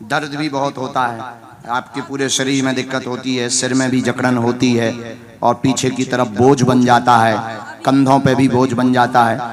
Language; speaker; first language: Hindi; native; Hindi